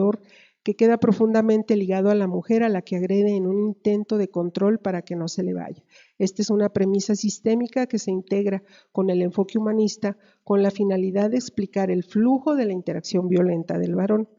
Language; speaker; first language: Spanish; native; Spanish